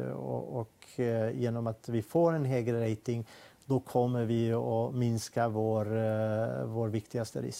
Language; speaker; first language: Swedish; non-native, fluent; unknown